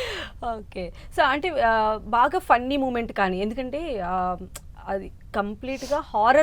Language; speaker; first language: Telugu; native; Telugu